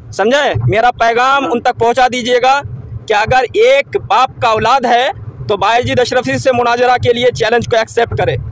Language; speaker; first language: Hindi; non-native, local second language; Bangla